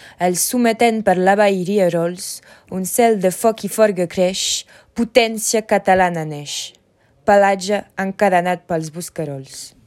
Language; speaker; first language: Catalan; non-native, local second language; French